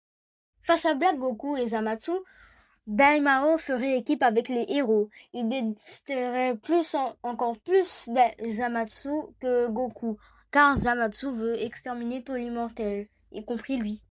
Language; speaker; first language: French; native; French